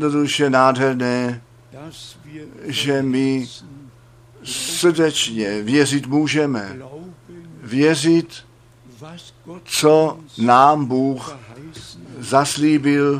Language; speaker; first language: Czech; non-native, fluent; German